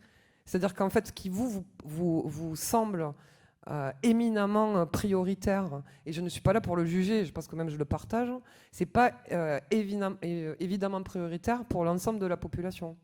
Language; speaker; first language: French; native; French